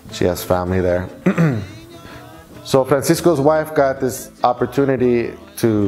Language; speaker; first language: English; native; English